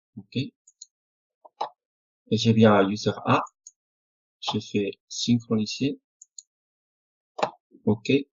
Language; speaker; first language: French; non-native, fluent; Spanish